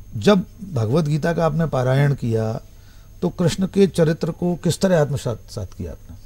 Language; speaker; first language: Hindi; native; Hindi